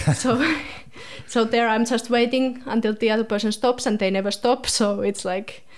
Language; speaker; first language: English; non-native, fluent; Finnish